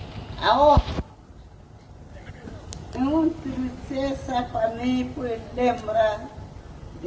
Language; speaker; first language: Portuguese; non-native, learner; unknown